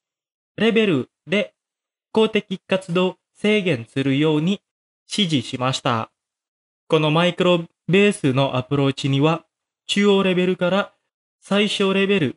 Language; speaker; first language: Japanese; non-native, fluent; Indonesian